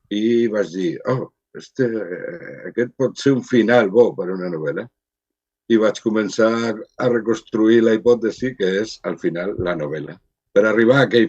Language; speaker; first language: Catalan; non-native, local second language; Spanish